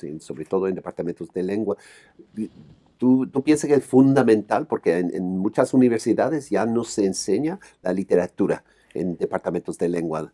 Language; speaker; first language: Spanish; non-native, fluent; English